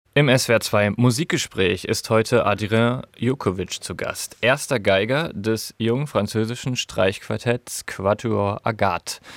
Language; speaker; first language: German; native; German